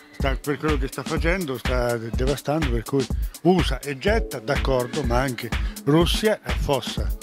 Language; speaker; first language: Italian; native; Italian